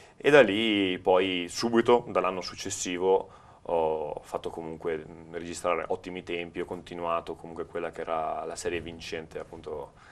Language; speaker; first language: Italian; native; Italian